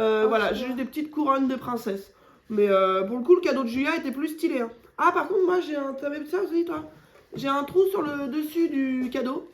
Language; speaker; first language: French; native; French